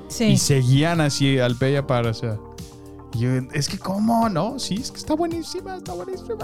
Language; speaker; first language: Spanish; native; Spanish